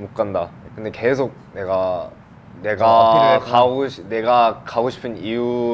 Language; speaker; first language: Korean; non-native, fluent; English